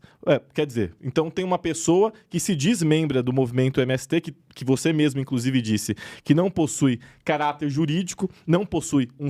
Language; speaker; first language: Portuguese; native; Portuguese